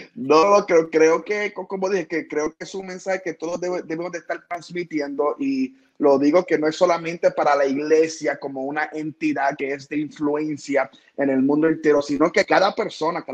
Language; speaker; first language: Spanish; early bilingual, heritage; Spanish